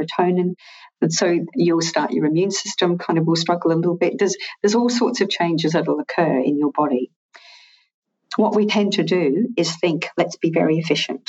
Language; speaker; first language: English; native; English